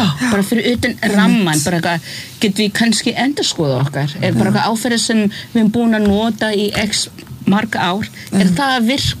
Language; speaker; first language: Icelandic; non-native, fluent; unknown